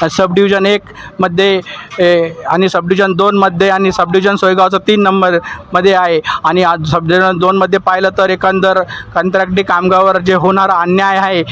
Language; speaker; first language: Marathi; non-native, local second language; Urdu